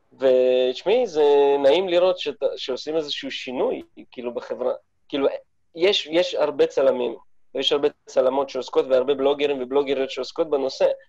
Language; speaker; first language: Hebrew; early bilingual, other home language; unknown